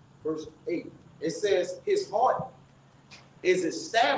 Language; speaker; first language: English; native; English